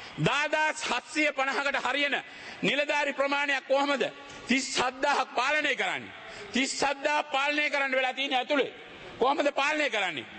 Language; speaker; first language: Sinhala; native; Sinhala